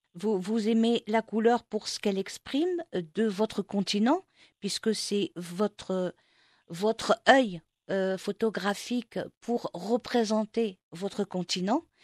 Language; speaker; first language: French; non-native, local second language; Arabic